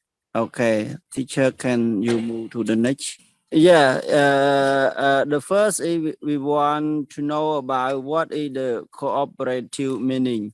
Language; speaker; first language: English; non-native, learner; Khmer